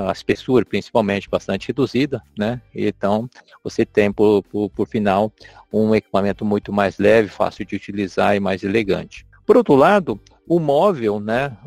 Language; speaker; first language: Portuguese; native; Portuguese